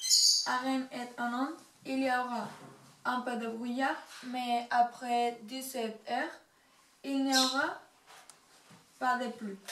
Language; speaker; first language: French; non-native, learner; Spanish